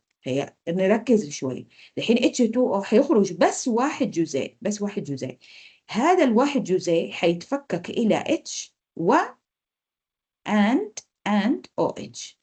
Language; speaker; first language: Arabic; native; Arabic